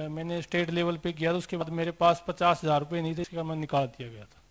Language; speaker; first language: Hindi; native; Hindi